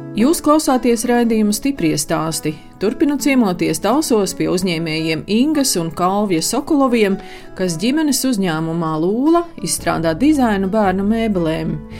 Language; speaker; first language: Latvian; native; Latvian